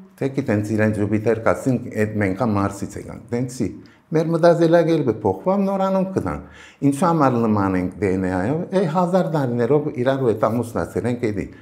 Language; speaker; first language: Armenian; early bilingual, heritage; Armenian